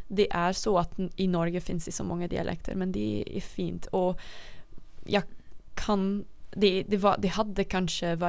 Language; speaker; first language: Swedish; non-native, fluent; Dutch